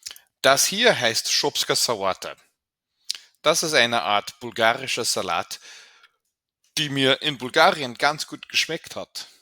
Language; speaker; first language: German; non-native, fluent; English